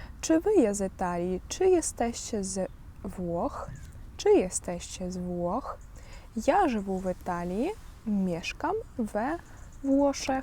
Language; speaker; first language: Polish; non-native, fluent; Ukrainian